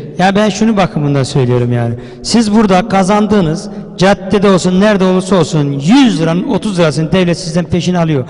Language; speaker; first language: Turkish; native; Turkish